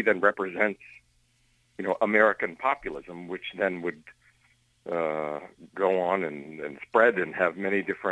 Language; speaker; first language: English; native; English